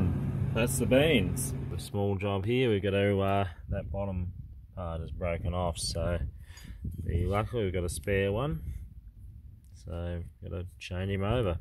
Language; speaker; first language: English; native; English